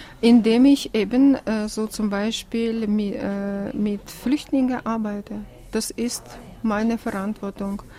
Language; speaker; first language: German; non-native, fluent; Russian